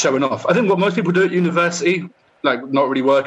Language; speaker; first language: English; native; English